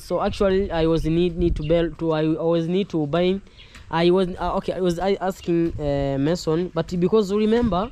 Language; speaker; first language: English; non-native, learner; Swahili